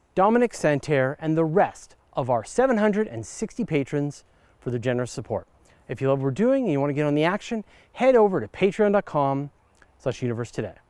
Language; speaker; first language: English; native; English